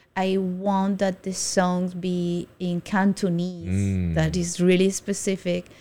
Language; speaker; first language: English; non-native, fluent; Spanish